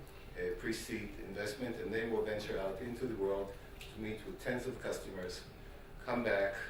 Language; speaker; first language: English; non-native, fluent; Hebrew